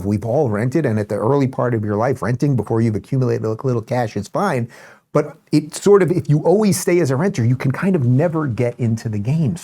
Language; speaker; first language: English; native; English